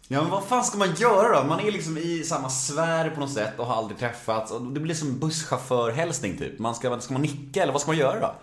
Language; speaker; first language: Swedish; native; Swedish